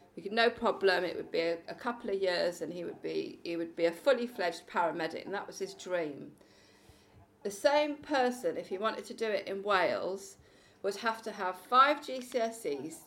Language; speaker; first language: English; native; English